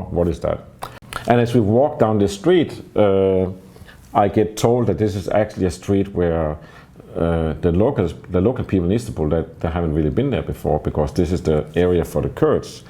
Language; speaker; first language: English; non-native, fluent; Danish